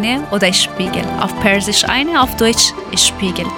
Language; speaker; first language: German; non-native, learner; Persian